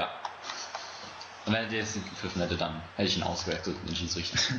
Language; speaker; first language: German; native; German